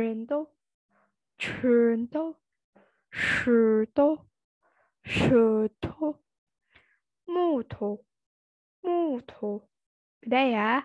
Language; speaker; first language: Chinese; non-native, fluent; Indonesian